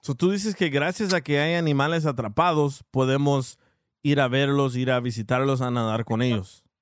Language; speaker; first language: Spanish; early bilingual, heritage; Spanish